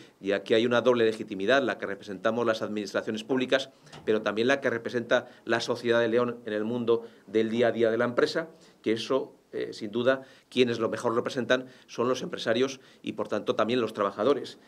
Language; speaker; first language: Spanish; native; Spanish